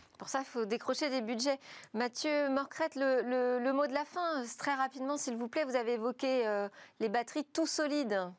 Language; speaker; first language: French; native; French